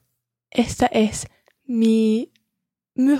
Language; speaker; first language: Spanish; non-native, learner; English